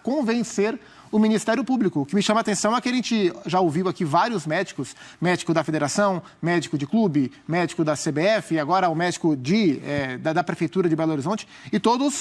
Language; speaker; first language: Portuguese; native; Portuguese